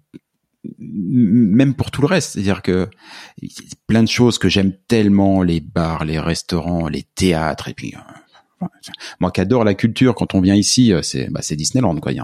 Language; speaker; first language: French; native; French